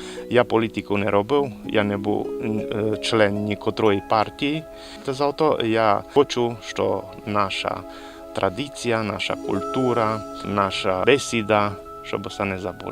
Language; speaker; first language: Ukrainian; early bilingual, heritage; Rusyn